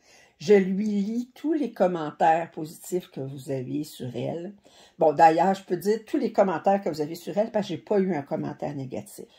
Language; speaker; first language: French; native; French